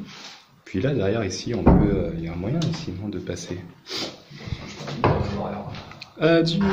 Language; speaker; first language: French; native; French